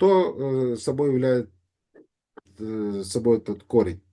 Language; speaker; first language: Russian; native; Russian